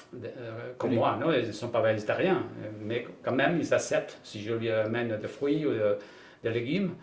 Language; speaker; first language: French; non-native, fluent; Spanish